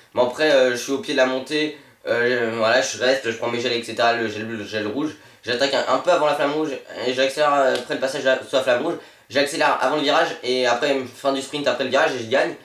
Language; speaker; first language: French; native; French